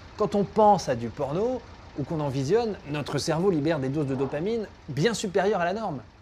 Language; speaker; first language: French; native; French